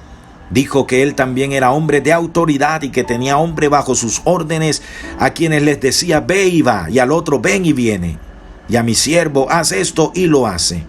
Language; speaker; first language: Spanish; native; Spanish